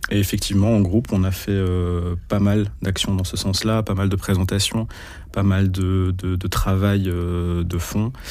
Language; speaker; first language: French; early bilingual, other home language; Arabic